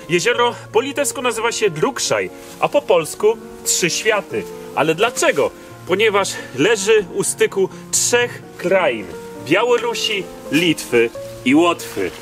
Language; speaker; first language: Polish; native; Polish